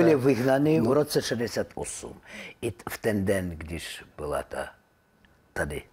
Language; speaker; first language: Czech; non-native, learner; Russian